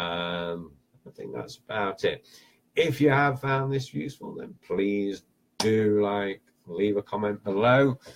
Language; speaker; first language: English; native; English